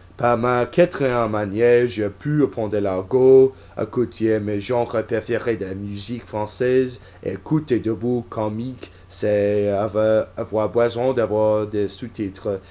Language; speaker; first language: French; non-native, learner; English